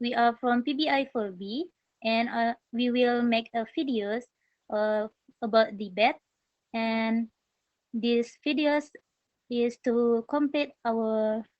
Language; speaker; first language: English; non-native, learner; Indonesian